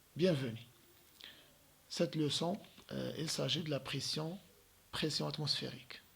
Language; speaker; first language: French; non-native, local second language; Arabic